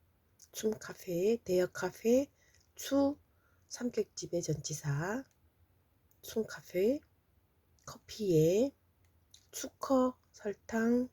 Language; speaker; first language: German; non-native, fluent; Korean